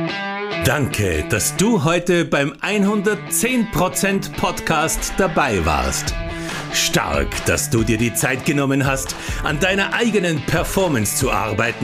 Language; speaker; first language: German; native; German